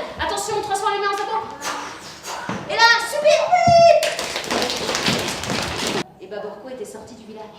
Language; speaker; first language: French; native; French